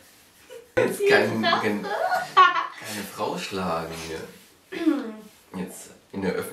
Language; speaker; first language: German; native; German